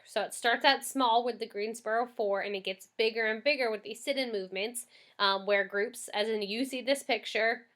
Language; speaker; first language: English; native; English